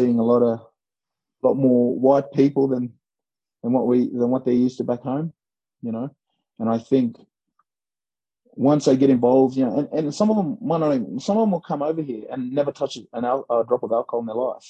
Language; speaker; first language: English; native; English